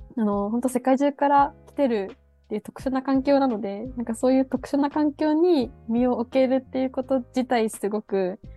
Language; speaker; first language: Japanese; native; Japanese